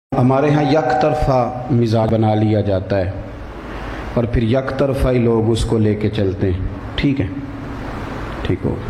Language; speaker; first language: Urdu; non-native, local second language; Punjabi